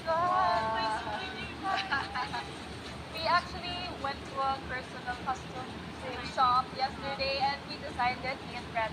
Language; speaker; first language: English; non-native, local second language; Filipino